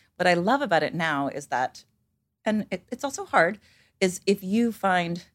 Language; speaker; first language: English; native; English